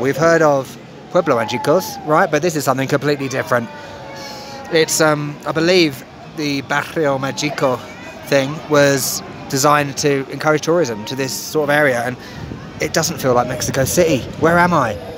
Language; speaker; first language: English; native; English